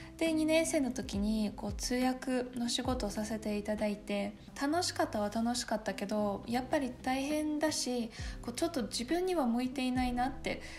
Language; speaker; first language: Japanese; non-native, fluent; Russian